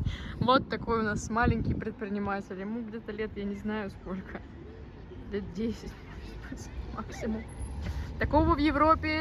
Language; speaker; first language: Russian; native; Russian